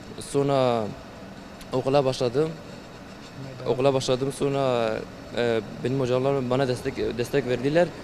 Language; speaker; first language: Turkish; non-native, local second language; Kurdish